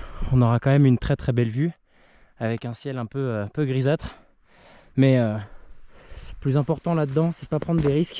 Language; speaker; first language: French; native; French